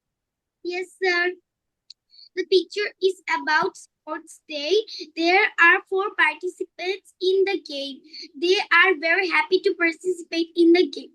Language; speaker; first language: English; non-native, learner; Bangla